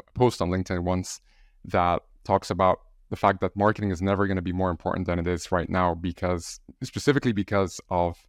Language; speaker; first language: English; non-native, fluent; Arabic